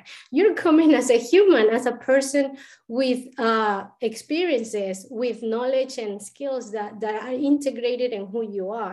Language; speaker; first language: English; non-native, fluent; Spanish